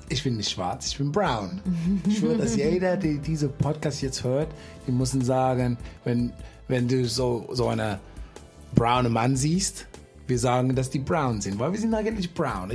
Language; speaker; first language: German; non-native, fluent; English